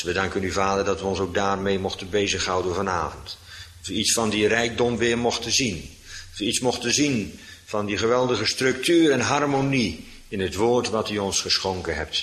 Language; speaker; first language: Dutch; native; Dutch